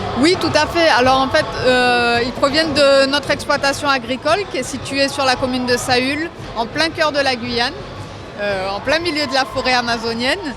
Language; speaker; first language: French; native; French